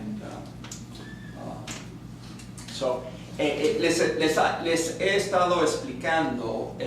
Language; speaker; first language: Spanish; non-native, learner; English